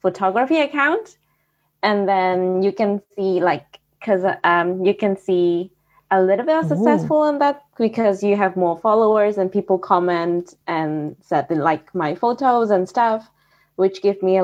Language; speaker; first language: English; non-native, local second language; Cantonese